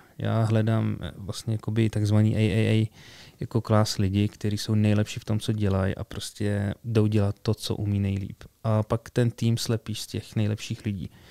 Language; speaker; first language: Czech; early bilingual, other home language; Arabic